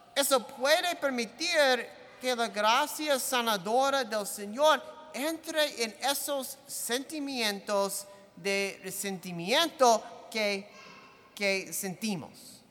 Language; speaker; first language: Spanish; non-native, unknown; English